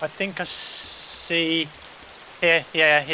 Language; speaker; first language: English; native; English